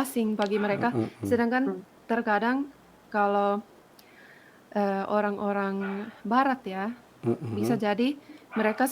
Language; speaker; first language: Indonesian; non-native, fluent; Finnish